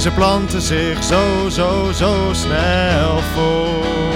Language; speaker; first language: Dutch; native; Dutch